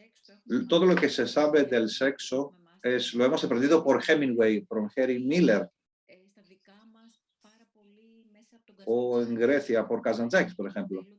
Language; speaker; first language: Spanish; non-native, fluent; Greek